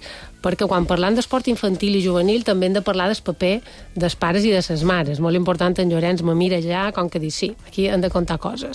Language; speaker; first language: Catalan; native; Catalan